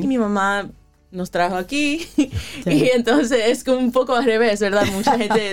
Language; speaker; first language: Spanish; early bilingual, heritage; Spanish